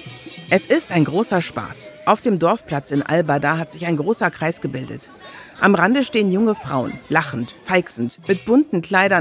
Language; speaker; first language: German; native; German